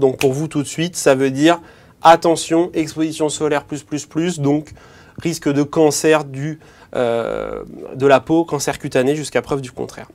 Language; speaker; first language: French; native; French